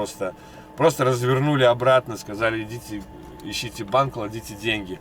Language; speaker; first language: Russian; native; Russian